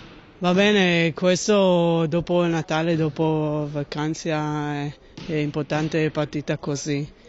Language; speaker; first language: Italian; non-native, learner; Hebrew